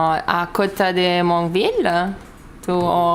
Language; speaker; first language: French; non-native, learner; Lithuanian